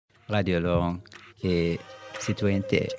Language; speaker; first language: French; non-native, learner; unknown